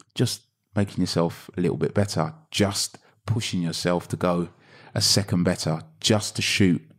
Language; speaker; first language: English; native; English